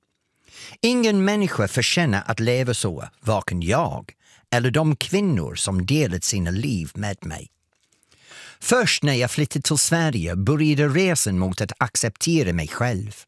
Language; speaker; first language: Swedish; non-native, fluent; English